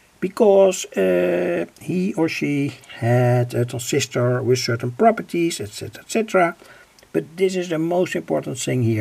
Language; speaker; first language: English; non-native, fluent; Dutch